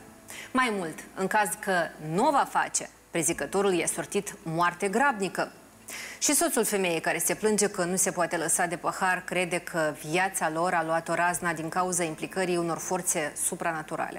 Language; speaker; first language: Romanian; native; Romanian